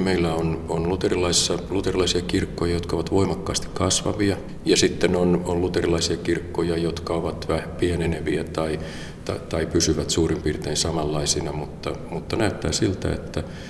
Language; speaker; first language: Finnish; native; Finnish